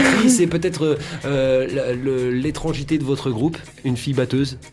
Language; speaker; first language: French; native; French